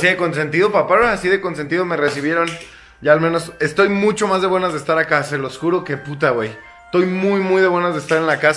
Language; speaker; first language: Spanish; native; Spanish